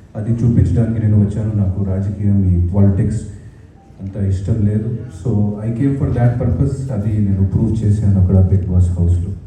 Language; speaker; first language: Telugu; non-native, fluent; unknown